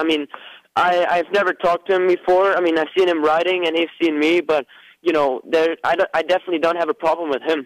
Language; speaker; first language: English; non-native, fluent; German